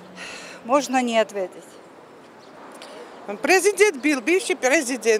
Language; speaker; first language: Russian; non-native, learner; Georgian